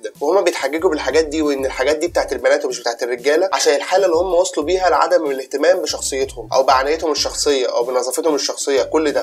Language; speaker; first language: Arabic; native; Arabic